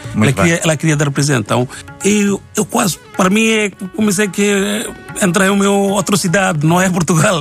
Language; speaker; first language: Portuguese; non-native, learner; Bangla